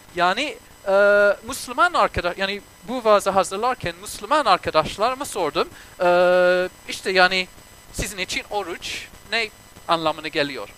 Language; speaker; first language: Turkish; non-native, fluent; English